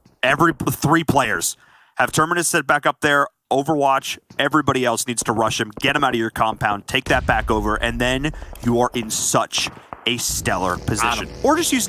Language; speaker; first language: English; native; English